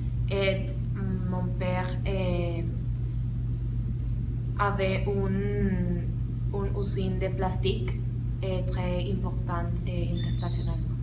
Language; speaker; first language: French; non-native, learner; Spanish